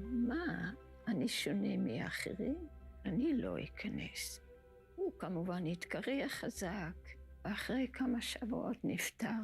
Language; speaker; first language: Hebrew; early bilingual, other home language; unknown